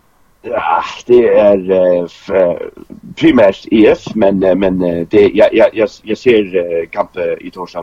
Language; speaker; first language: Danish; non-native, local second language; Faroese